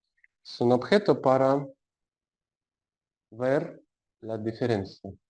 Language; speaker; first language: Spanish; non-native, learner; Russian